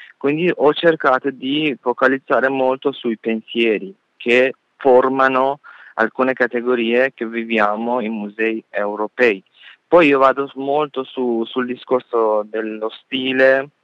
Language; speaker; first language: Italian; non-native, fluent; Persian